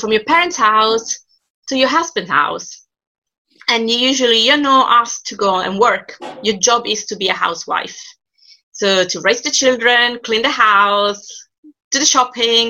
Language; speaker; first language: English; non-native, fluent; Italian